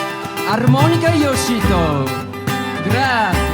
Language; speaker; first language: Spanish; non-native, learner; Japanese